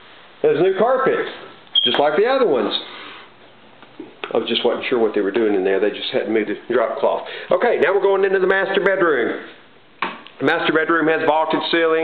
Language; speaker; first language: English; native; English